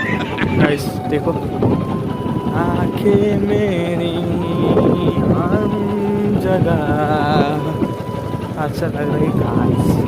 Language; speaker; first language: Hindi; non-native, local second language; Bodo